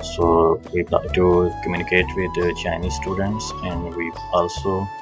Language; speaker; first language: English; non-native, local second language; Punjabi